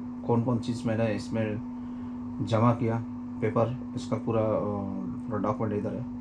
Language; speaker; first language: Hindi; non-native, local second language; Bangla